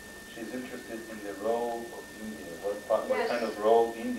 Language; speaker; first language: English; non-native, fluent; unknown